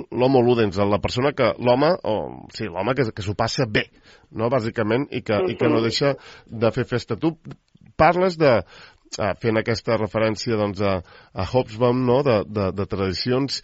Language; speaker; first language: Catalan; native; Catalan